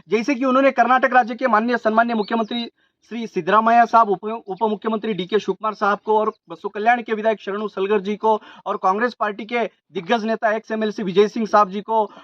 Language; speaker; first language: Hindi; non-native, local second language; Urdu